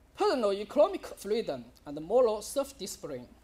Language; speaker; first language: English; non-native, learner; Chinese